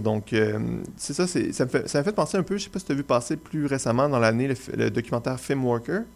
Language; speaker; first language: French; native; French